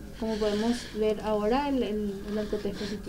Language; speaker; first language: Spanish; native; Spanish